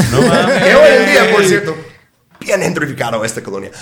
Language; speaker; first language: Spanish; non-native, fluent; English